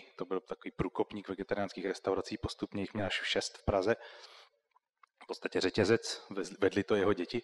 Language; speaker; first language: Czech; native; Czech